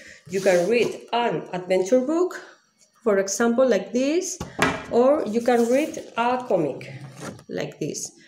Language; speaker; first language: English; non-native, fluent; Spanish